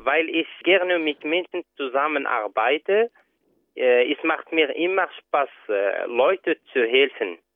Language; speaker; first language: German; non-native, learner; Arabic